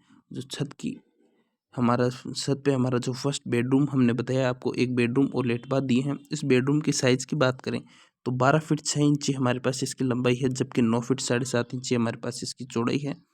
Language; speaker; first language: Hindi; native; Hindi